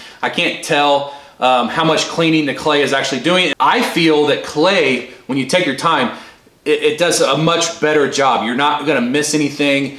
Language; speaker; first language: English; native; English